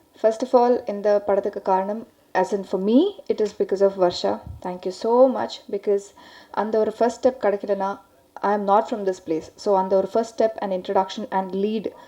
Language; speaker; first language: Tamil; non-native, learner; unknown